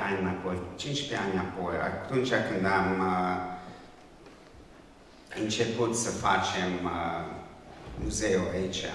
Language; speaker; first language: Romanian; non-native, local second language; Hungarian